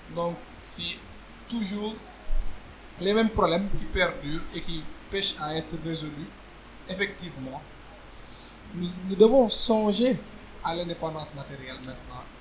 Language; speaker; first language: French; non-native, local second language; Wolof